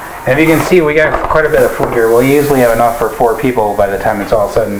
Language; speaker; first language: English; native; English